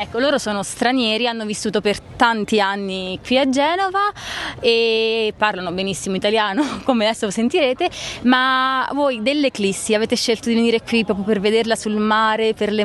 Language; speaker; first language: Italian; native; Italian